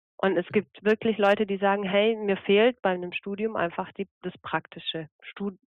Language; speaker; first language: German; early bilingual, other home language; Croatian